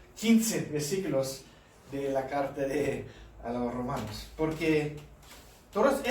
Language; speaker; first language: Spanish; non-native, fluent; English